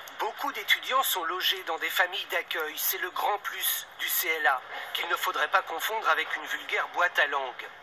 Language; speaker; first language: French; native; French